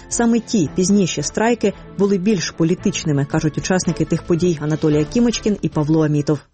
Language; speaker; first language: Ukrainian; native; Ukrainian